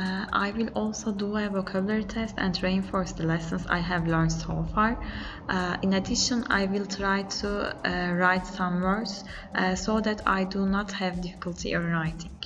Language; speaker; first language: English; non-native, learner; Turkish